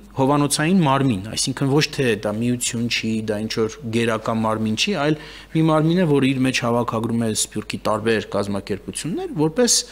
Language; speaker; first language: Armenian; early bilingual, heritage; Armenian